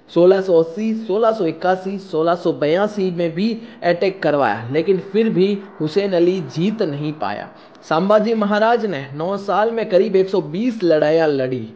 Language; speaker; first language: Hindi; non-native, local second language; Gujarati